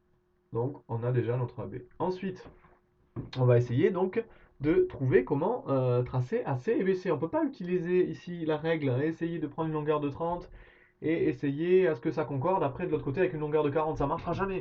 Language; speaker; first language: French; native; French